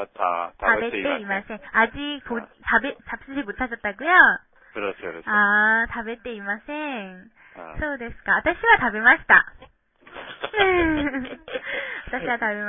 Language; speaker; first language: Japanese; non-native, fluent; Korean